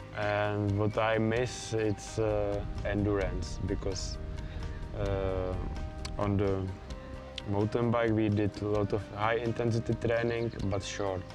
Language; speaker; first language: English; non-native, learner; Czech